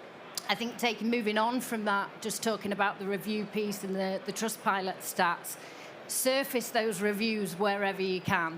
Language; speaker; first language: English; native; English